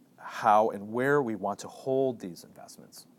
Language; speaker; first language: English; native; English